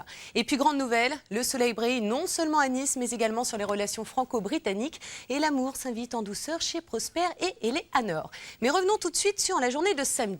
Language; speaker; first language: French; native; French